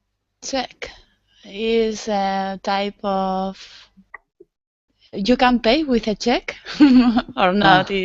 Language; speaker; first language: English; non-native, learner; Spanish